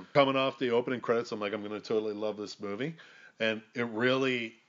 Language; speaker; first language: English; native; English